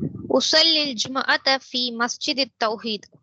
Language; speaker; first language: Arabic; non-native, learner; Tamil